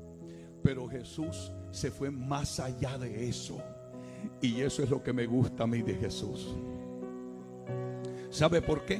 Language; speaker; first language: Spanish; native; Spanish